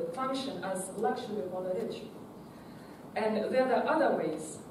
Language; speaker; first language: English; non-native, fluent; Lithuanian